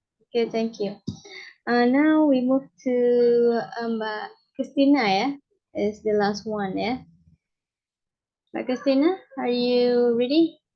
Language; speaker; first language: English; non-native, learner; Indonesian